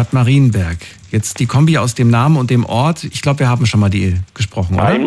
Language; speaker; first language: German; native; German